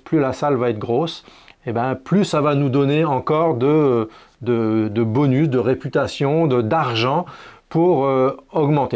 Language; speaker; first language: French; native; French